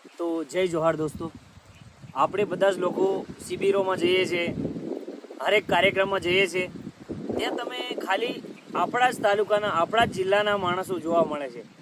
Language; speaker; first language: Gujarati; non-native, local second language; Bhili